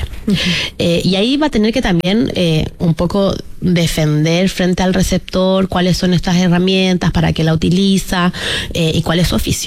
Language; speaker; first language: Spanish; native; Spanish